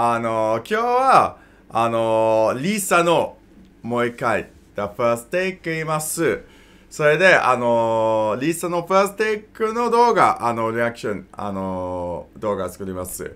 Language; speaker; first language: Japanese; non-native, learner; English